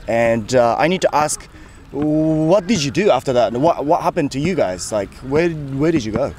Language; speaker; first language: English; non-native, fluent; Japanese